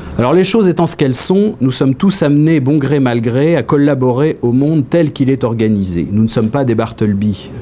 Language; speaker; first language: French; native; French